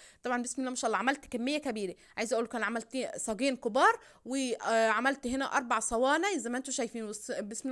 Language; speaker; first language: Arabic; native; Arabic